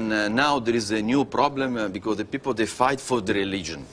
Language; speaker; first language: English; non-native, learner; Italian